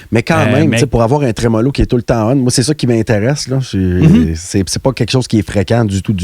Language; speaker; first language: French; native; French